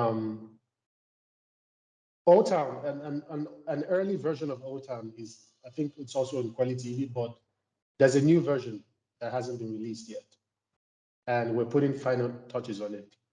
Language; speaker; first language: English; non-native, local second language; Igbo